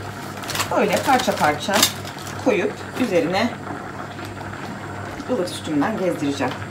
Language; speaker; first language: Turkish; native; Turkish